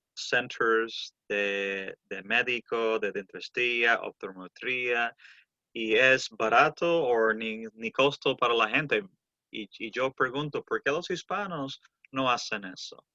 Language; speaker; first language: Spanish; early bilingual, heritage; Spanish